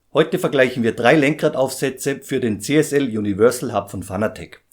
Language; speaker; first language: German; native; German